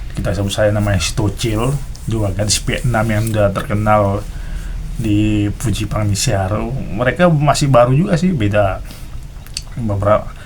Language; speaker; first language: Indonesian; native; Indonesian